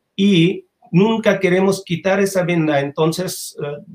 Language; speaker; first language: Spanish; non-native, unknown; Bangla